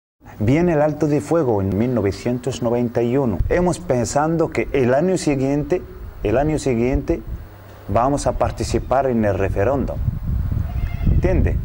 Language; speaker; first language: Spanish; non-native, learner; Arabic